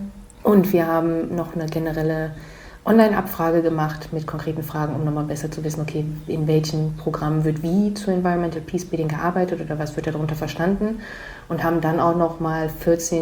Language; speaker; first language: German; native; German